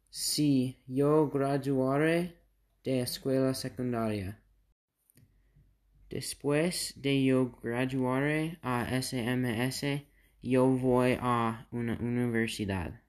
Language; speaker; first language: Spanish; non-native, learner; English